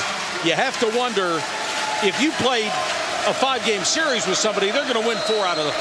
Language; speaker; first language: English; native; English